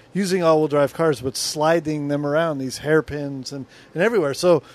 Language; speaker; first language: English; native; English